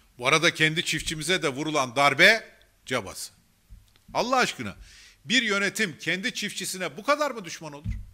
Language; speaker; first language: Turkish; native; Turkish